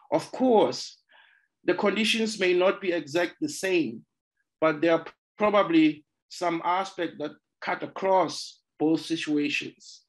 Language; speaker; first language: English; non-native, local second language; Zulu